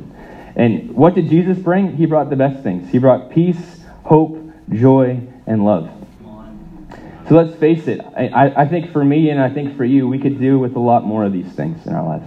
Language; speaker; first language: English; native; English